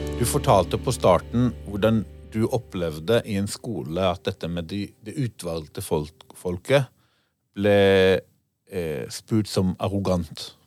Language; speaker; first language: Norwegian; non-native, fluent; Hebrew